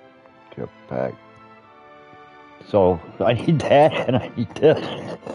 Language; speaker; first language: English; native; English